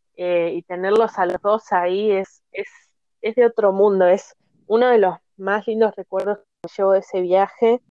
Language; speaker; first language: Spanish; native; Spanish